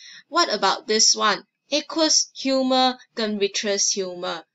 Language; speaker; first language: English; non-native, local second language; Chinese